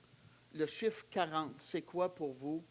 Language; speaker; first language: French; native; French